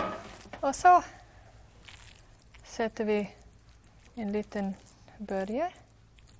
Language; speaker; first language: Swedish; non-native, fluent; English